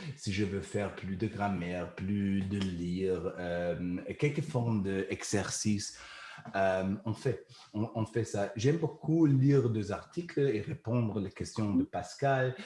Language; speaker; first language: French; non-native, learner; German